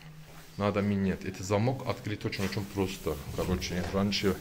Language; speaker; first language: Russian; non-native, learner; Turkish